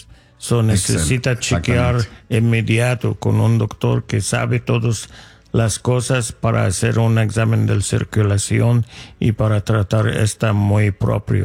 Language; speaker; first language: Spanish; non-native, fluent; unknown